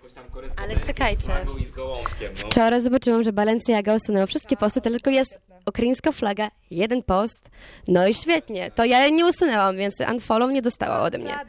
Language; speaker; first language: Polish; non-native, learner; Ukrainian